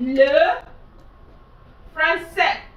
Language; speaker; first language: French; non-native, fluent; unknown